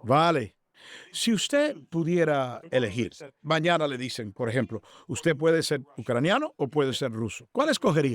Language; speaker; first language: Spanish; native; Spanish